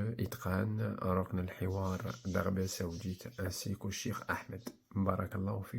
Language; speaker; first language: French; native; French